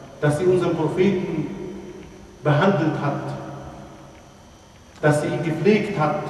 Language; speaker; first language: German; non-native, fluent; Arabic